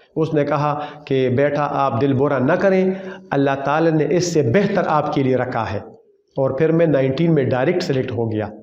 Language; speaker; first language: Urdu; non-native, local second language; Pashto